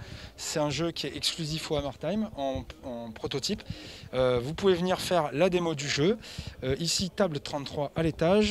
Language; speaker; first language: French; native; French